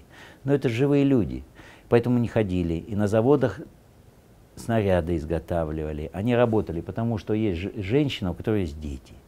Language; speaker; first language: Russian; native; Russian